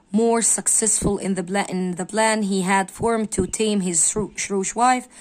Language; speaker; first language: English; non-native, fluent; Arabic